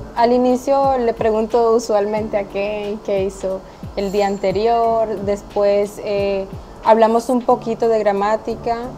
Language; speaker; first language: Spanish; native; Spanish